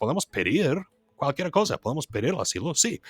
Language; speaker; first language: Spanish; non-native, fluent; English